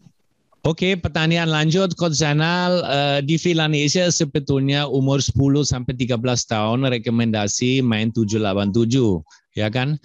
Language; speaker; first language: Indonesian; non-native, fluent; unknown